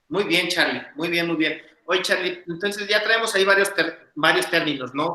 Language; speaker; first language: Spanish; native; Spanish